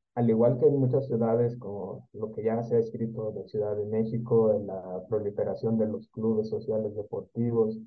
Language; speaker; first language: Spanish; native; Spanish